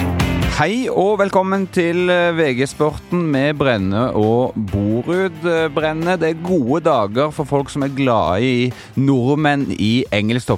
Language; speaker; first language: Norwegian; native; Norwegian